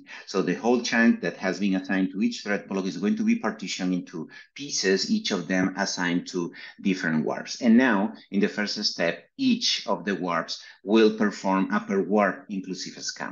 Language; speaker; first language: English; non-native, fluent; Spanish